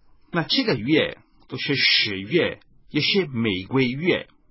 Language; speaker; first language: Chinese; non-native, fluent; Italian